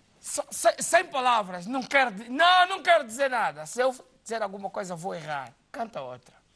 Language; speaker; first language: Portuguese; native; Portuguese